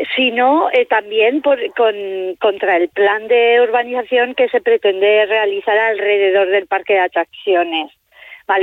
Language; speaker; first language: Spanish; native; Spanish